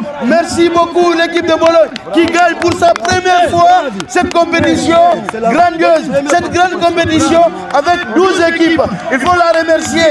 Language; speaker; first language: French; non-native, local second language; Fula